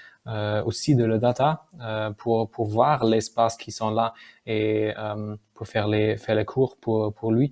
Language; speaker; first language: French; non-native, learner; German